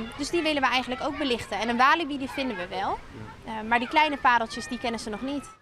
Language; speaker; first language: Dutch; native; Dutch